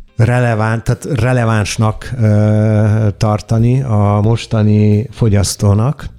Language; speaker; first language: Hungarian; non-native, fluent; Italian